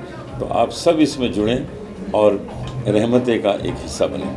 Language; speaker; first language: Hindi; native; Hindi